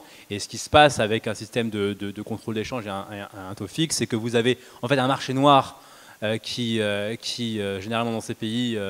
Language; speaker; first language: French; native; French